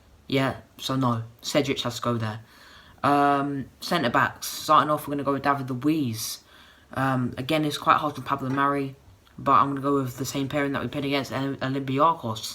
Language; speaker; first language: English; native; English